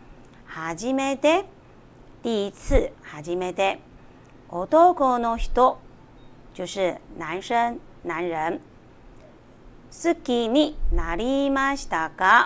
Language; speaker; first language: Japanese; non-native, fluent; Chinese